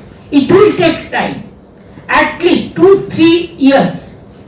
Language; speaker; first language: English; non-native, local second language; Bangla